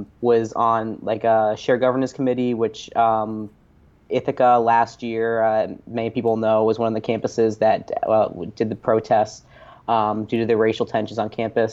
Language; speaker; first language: English; native; English